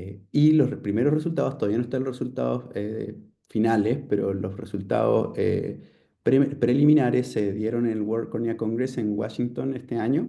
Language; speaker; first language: Spanish; native; Spanish